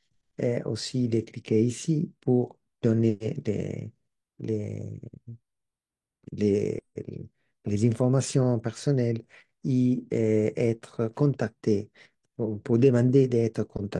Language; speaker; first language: French; non-native, learner; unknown